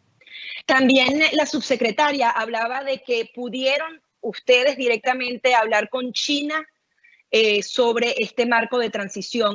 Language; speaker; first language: Spanish; native; Spanish